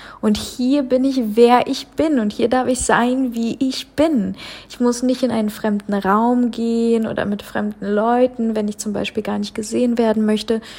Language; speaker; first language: German; early bilingual, other home language; Russian